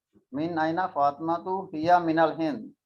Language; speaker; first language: Arabic; non-native, learner; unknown